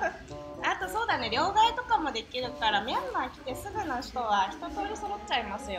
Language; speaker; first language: Japanese; native; Japanese